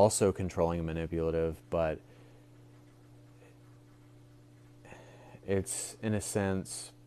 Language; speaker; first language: English; native; English